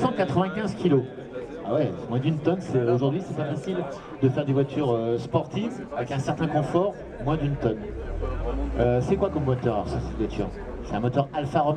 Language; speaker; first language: French; native; French